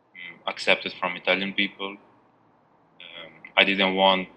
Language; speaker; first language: English; non-native, fluent; Albanian